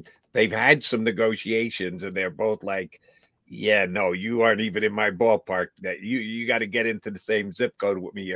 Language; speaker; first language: English; native; English